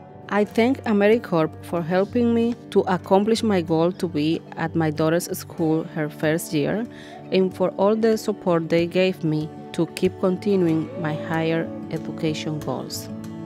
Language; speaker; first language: English; non-native, fluent; Spanish